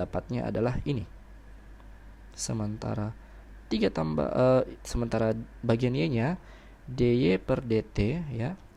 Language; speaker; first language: Indonesian; native; Indonesian